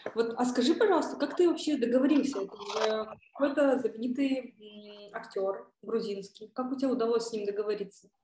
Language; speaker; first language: Russian; non-native, local second language; Kyrgyz